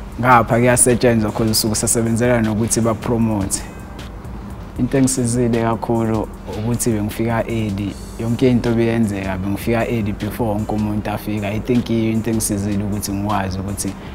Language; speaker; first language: Zulu; non-native, local second language; Xhosa